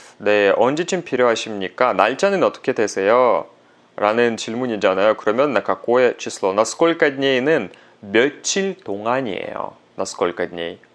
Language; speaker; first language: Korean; non-native, fluent; Russian